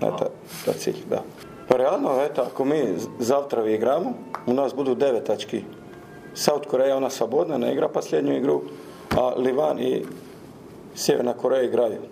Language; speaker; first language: Russian; non-native, learner; Croatian